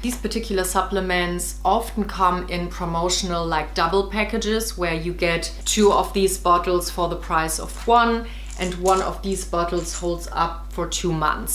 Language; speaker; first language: English; non-native, fluent; German